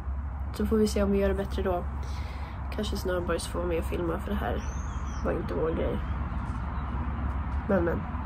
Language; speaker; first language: Swedish; native; Swedish